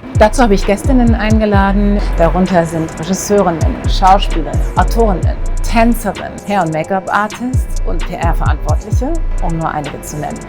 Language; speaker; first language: German; native; German